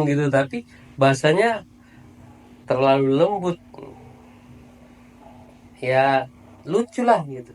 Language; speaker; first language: Indonesian; native; Indonesian